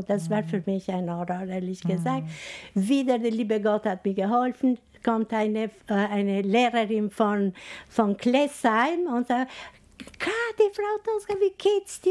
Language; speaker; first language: German; non-native, fluent; Albanian